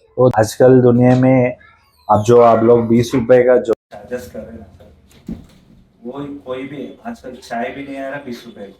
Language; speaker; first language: Hindi; non-native, local second language; Telugu